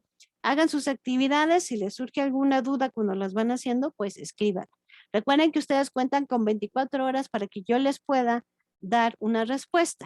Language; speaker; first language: Spanish; native; Spanish